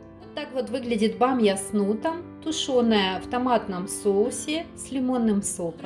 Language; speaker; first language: Russian; native; Russian